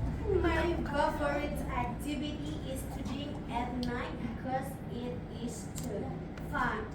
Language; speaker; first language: English; non-native, learner; Indonesian